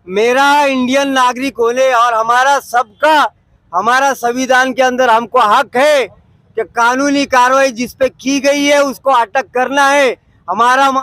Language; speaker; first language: Hindi; non-native, local second language; Urdu